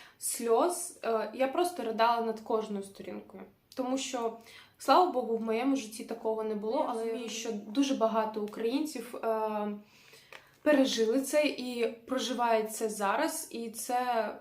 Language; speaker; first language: Ukrainian; non-native, local second language; Russian